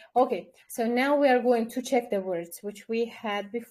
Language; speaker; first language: English; non-native, fluent; Kyrgyz